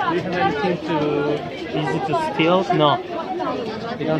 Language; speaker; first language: English; non-native, learner; Turkish